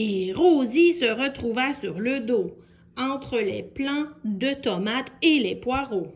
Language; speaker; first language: French; native; French